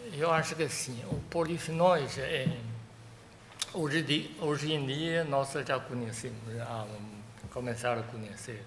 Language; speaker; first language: Portuguese; non-native, fluent; Chinese